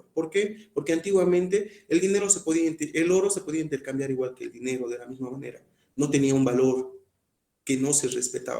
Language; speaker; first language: Spanish; native; Spanish